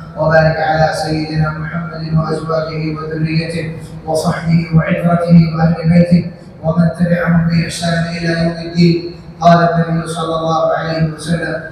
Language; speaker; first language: Arabic; non-native, fluent; Bangla